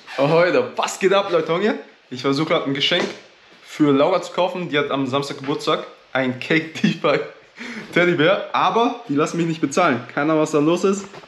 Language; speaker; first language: German; native; German